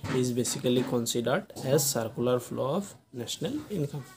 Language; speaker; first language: English; non-native, local second language; Assamese